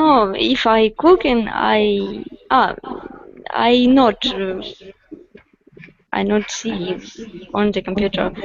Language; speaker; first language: English; non-native, learner; Russian